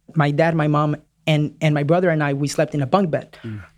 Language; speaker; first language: English; early bilingual, other home language; Spanish